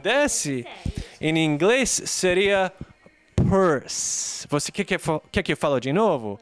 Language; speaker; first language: Portuguese; non-native, fluent; English